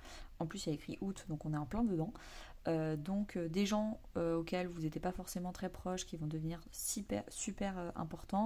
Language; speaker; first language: French; native; French